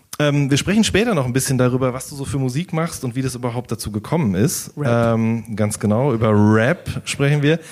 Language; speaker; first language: German; native; German